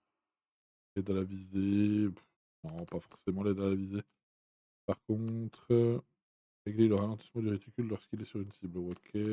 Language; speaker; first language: French; native; French